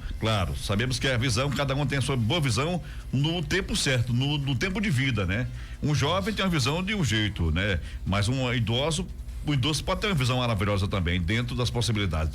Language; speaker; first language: Portuguese; native; Portuguese